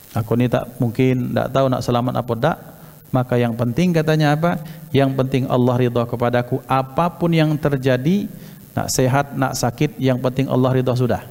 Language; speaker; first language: Malay; non-native, local second language; Javanese